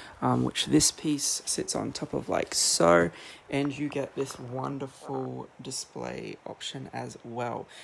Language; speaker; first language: English; native; English